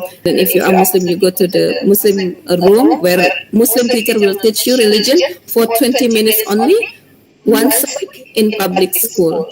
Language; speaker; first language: English; non-native, fluent; Indonesian